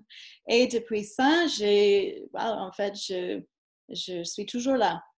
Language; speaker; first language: French; non-native, fluent; English